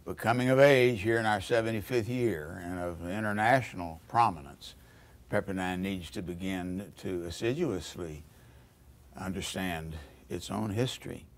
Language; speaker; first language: English; native; English